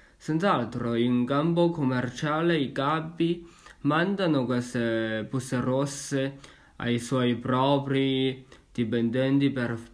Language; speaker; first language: Italian; non-native, learner; Chinese